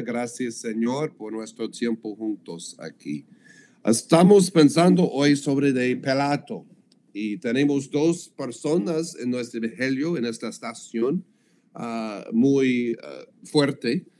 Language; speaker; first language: Spanish; non-native, learner; English